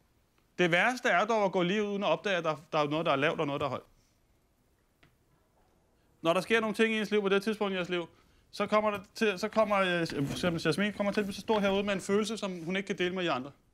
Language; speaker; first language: Danish; native; Danish